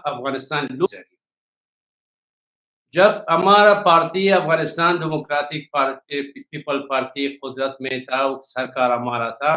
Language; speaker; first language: Hindi; non-native, learner; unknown